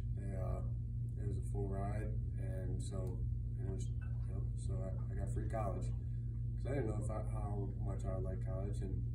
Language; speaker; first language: English; native; English